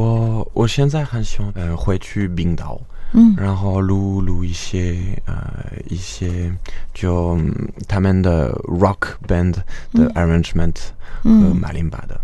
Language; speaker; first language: Chinese; non-native, fluent; French